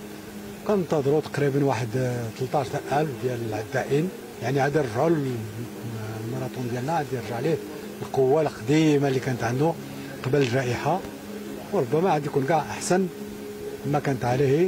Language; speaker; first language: Arabic; native; Arabic